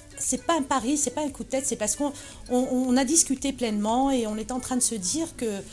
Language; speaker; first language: French; early bilingual, other home language; Arabic